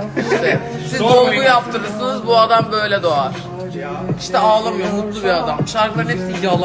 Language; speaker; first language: Turkish; native; Turkish